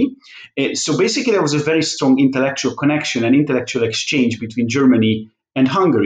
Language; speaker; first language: English; non-native, fluent; Hungarian